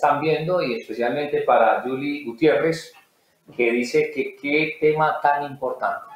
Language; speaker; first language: Spanish; native; Spanish